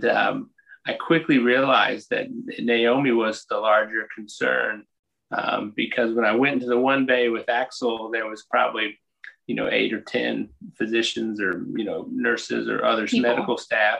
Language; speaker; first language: English; native; English